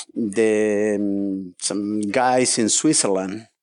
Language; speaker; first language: English; non-native, fluent; Spanish